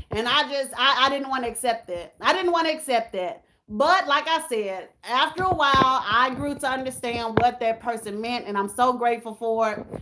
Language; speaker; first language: English; native; English